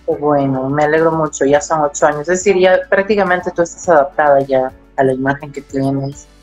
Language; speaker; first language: Spanish; native; Spanish